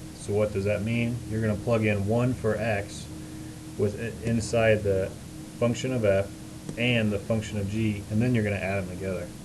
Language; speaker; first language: English; native; English